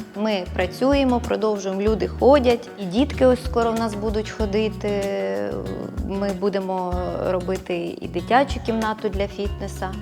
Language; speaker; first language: Ukrainian; native; Ukrainian